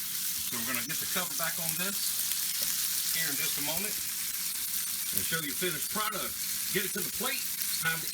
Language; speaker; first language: English; native; English